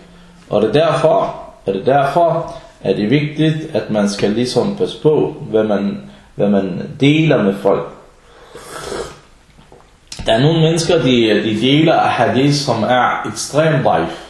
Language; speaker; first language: Danish; non-native, fluent; Arabic